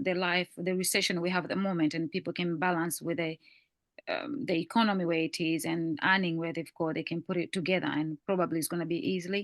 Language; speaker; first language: English; non-native, fluent; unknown